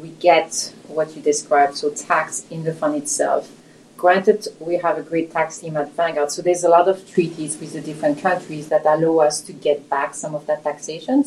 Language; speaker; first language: English; non-native, fluent; French